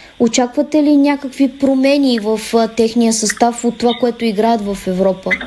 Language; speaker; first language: Bulgarian; native; Bulgarian